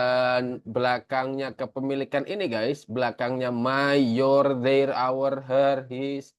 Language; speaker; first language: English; non-native, fluent; Indonesian